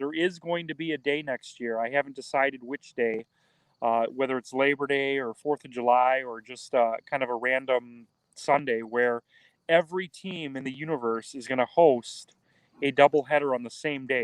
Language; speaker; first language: English; native; English